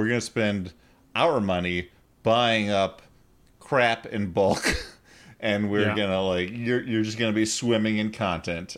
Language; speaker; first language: English; native; English